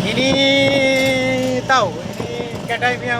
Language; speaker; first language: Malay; non-native, learner; Bangla